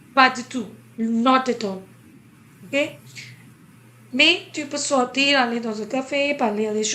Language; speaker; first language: French; non-native, fluent; Hindi